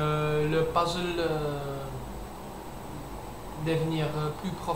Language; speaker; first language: French; non-native, learner; English